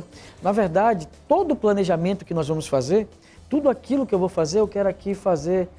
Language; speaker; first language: Portuguese; native; Portuguese